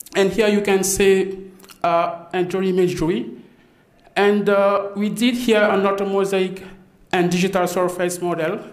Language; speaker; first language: English; non-native, fluent; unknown